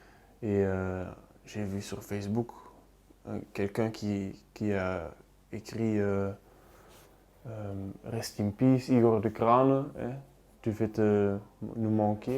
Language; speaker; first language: French; non-native, learner; Dutch